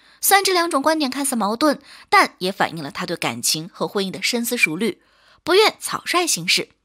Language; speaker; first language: Chinese; native; Chinese